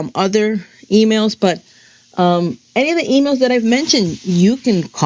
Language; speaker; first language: English; early bilingual, other home language; Spanish